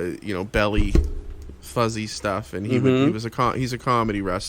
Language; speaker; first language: English; native; English